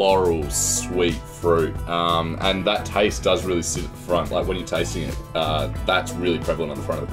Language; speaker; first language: English; native; English